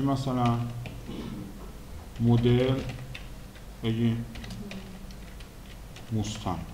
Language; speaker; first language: Persian; native; Persian